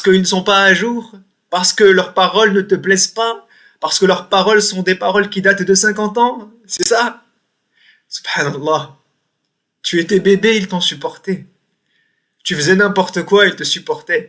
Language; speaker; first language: French; native; French